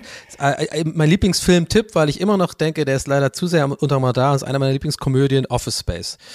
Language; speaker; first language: German; non-native, fluent; English